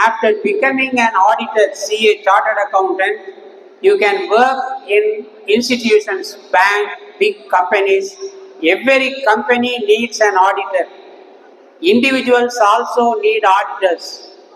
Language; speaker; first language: English; non-native, local second language; Tamil